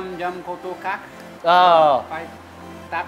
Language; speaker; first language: Vietnamese; non-native, learner; Portuguese